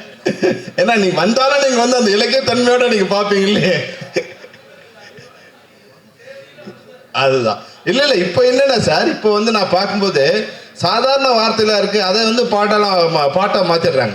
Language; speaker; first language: Tamil; native; Tamil